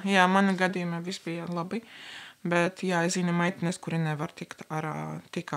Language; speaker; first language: Latvian; non-native, local second language; Russian